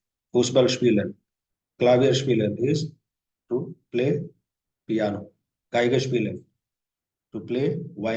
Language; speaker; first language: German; non-native, fluent; Hindi